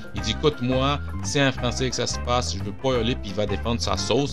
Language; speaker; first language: French; non-native, fluent; Portuguese